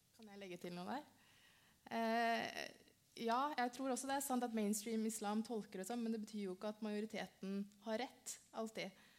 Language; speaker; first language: Norwegian; early bilingual, other home language; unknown